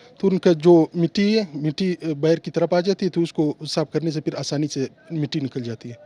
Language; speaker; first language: Urdu; non-native, local second language; Pashto